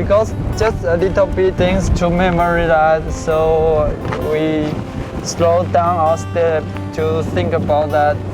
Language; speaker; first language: English; non-native, learner; Chinese